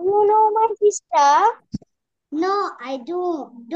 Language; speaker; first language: English; non-native, learner; Bangla